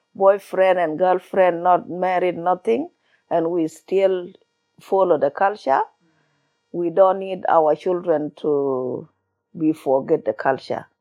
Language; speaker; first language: English; non-native, learner; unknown